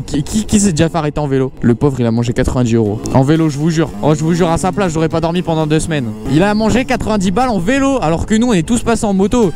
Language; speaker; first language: French; native; French